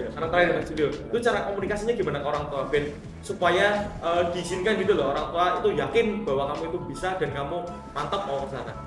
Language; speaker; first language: Indonesian; native; Indonesian